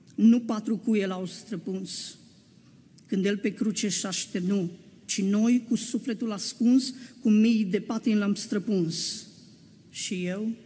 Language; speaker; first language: Romanian; native; Romanian